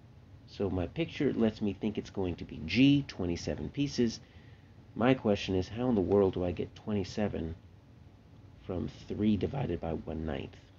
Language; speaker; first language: English; native; English